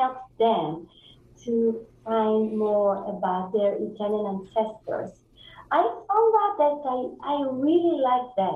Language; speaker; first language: English; non-native, fluent; Italian